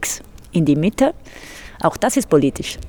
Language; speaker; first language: German; non-native, fluent; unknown